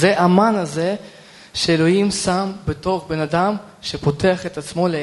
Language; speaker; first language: Hebrew; non-native, fluent; Russian